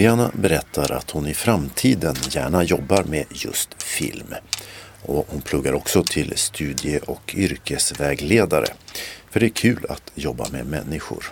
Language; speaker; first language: Swedish; native; Swedish